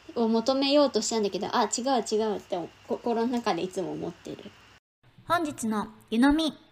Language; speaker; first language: Japanese; native; Japanese